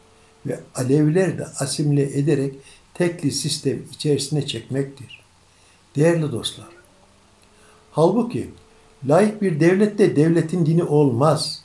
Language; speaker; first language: Turkish; native; Turkish